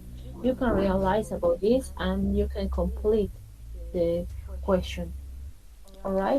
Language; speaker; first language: English; non-native, fluent; Spanish